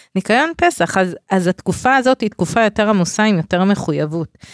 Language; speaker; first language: Hebrew; native; Hebrew